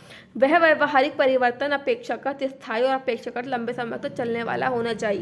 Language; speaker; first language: Hindi; native; Hindi